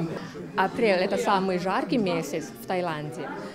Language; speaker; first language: Russian; non-native, local second language; Thai